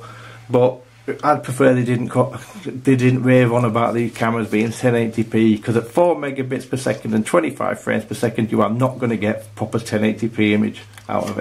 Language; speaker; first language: English; native; English